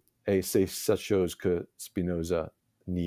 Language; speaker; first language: French; non-native, fluent; English